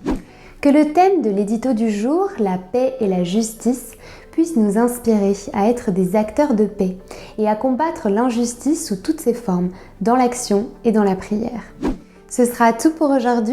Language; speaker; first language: French; native; French